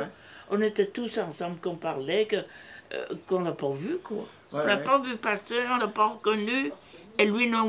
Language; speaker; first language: French; native; French